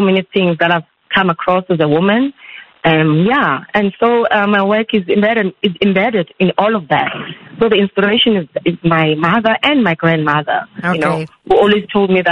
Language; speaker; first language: English; non-native, local second language; Xhosa